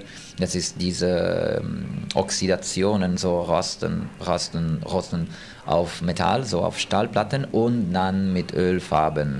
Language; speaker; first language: German; non-native, fluent; Italian